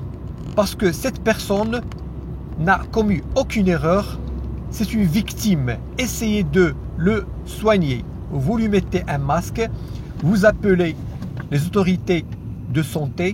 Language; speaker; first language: French; non-native, fluent; Arabic